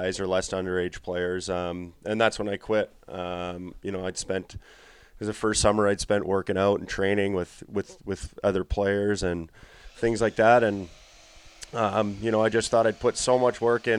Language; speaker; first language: English; native; English